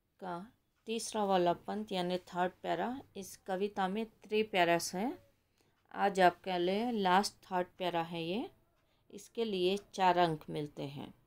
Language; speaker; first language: Hindi; non-native, local second language; Kannada